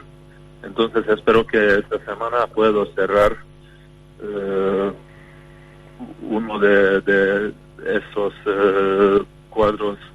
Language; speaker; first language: Spanish; non-native, fluent; Hungarian